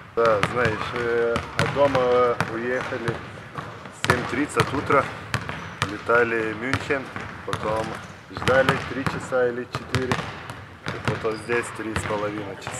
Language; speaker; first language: Russian; non-native, learner; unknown